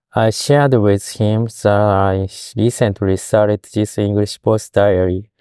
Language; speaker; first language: English; non-native, fluent; Japanese